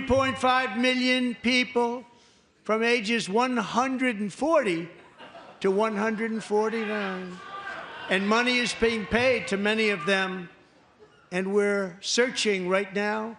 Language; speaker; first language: English; native; English